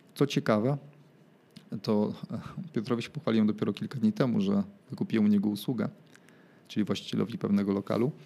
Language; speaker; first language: Polish; native; Polish